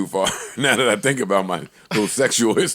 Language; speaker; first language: English; native; English